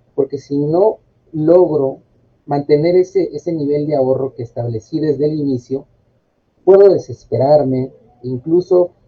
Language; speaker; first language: Spanish; native; Spanish